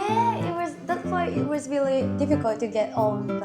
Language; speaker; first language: English; non-native, fluent; Japanese